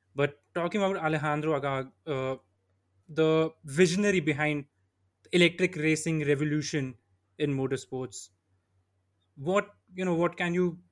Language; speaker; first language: English; non-native, local second language; Hindi